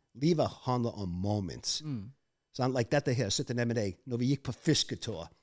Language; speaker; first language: Norwegian; non-native, fluent; English